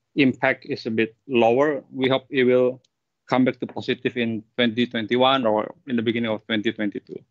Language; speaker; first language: English; non-native, fluent; Indonesian